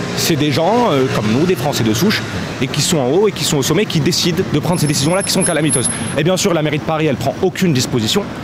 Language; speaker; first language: French; native; French